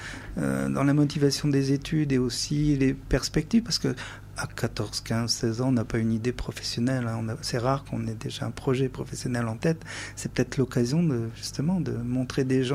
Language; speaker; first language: French; native; French